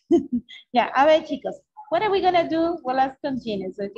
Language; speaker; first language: English; non-native, fluent; Spanish